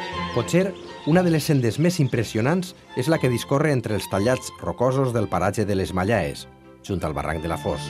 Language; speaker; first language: Catalan; native; Catalan